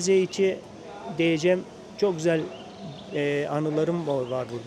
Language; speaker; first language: Turkish; native; Turkish